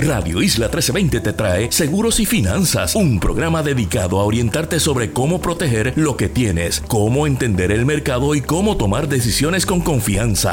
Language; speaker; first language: Spanish; native; Spanish